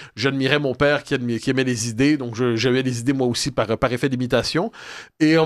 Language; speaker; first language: French; native; French